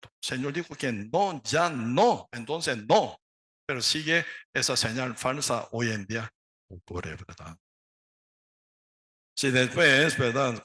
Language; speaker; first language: Spanish; non-native, learner; Korean